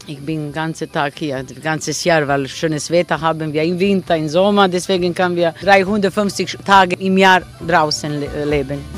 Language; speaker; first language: German; non-native, learner; Croatian